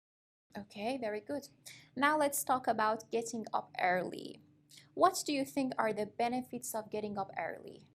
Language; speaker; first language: English; non-native, fluent; Persian